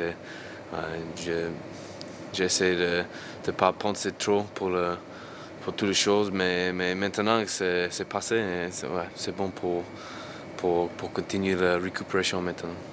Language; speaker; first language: French; non-native, learner; English